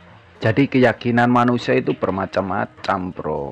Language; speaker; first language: Indonesian; native; Indonesian